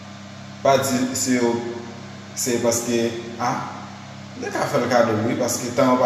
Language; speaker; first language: French; non-native, learner; Haitian Creole